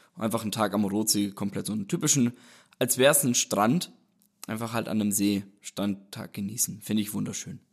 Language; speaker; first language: German; native; German